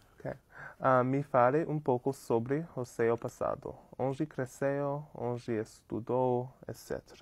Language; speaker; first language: Portuguese; non-native, learner; English